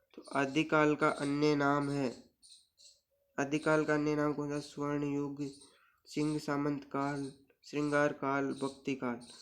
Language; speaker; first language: Hindi; native; Hindi